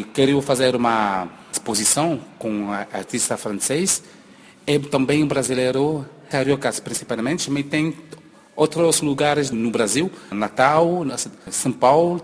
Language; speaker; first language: Portuguese; non-native, fluent; French